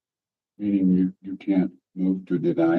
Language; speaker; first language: English; native; English